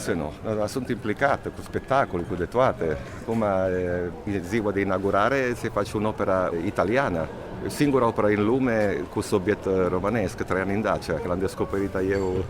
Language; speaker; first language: Romanian; non-native, fluent; Italian